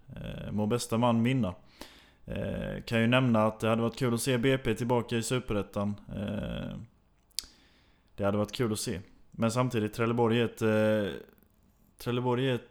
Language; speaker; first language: Swedish; native; Swedish